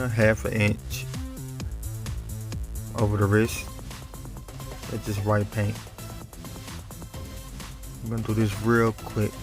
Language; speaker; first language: English; native; English